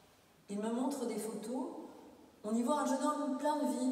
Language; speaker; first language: French; native; French